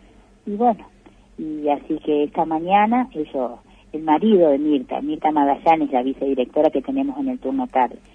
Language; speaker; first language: Spanish; native; Spanish